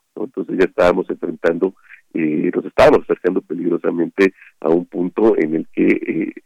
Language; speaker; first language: Spanish; native; Spanish